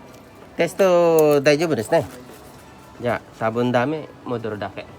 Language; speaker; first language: Japanese; non-native, learner; Filipino